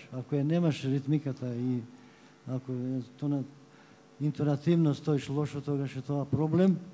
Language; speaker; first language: Macedonian; native; Macedonian